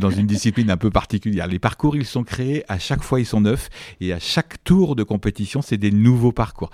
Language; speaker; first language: French; native; French